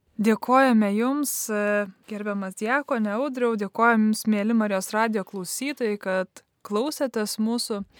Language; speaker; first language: Lithuanian; native; Lithuanian